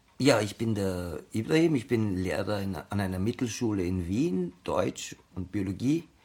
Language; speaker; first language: German; early bilingual, other home language; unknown